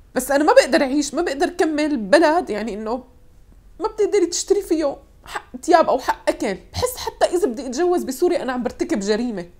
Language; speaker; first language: Arabic; native; Arabic